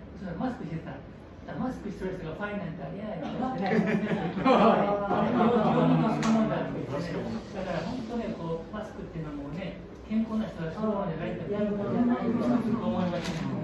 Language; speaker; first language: Japanese; native; Japanese